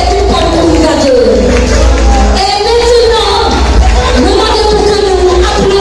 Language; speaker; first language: French; non-native, local second language; Haitian Creole